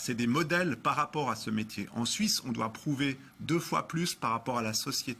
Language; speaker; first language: French; native; French